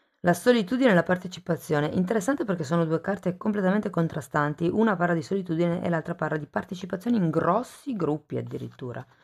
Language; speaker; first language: Italian; native; Italian